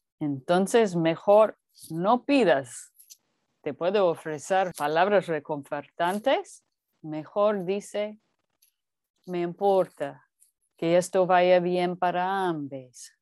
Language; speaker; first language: Spanish; non-native, fluent; English